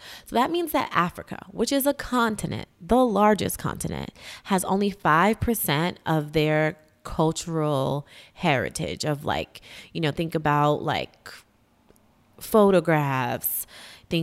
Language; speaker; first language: English; native; English